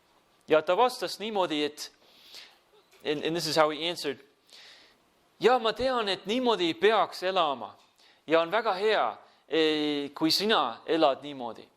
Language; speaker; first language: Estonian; non-native, fluent; English